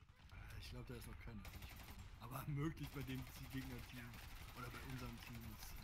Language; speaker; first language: German; native; German